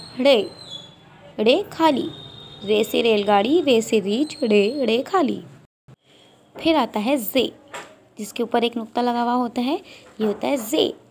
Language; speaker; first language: Urdu; native; Urdu